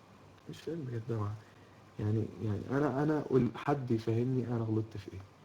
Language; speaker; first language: Arabic; native; Arabic